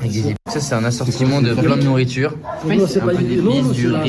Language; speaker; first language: French; native; French